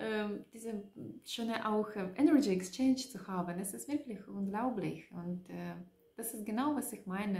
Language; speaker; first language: German; non-native, learner; Russian